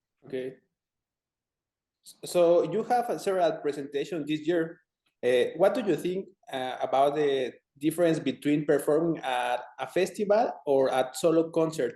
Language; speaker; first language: English; non-native, fluent; Spanish